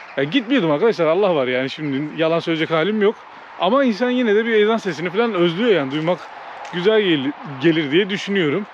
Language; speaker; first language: Turkish; native; Turkish